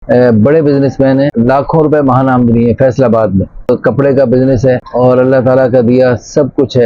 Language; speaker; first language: Urdu; native; Urdu